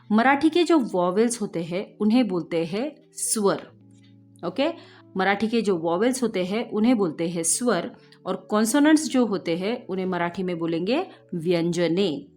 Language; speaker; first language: Hindi; non-native, local second language; Marathi